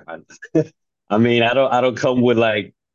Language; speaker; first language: English; early bilingual, other home language; Spanish